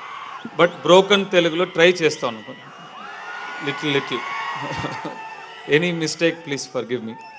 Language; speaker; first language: Telugu; non-native, learner; Tamil